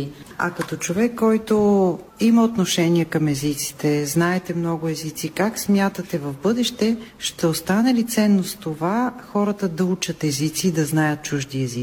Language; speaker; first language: Bulgarian; native; Bulgarian